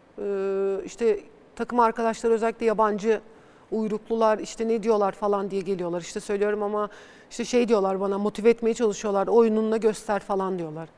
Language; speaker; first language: Turkish; early bilingual, other home language; Bulgarian